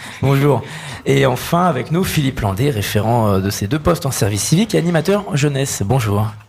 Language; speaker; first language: French; native; French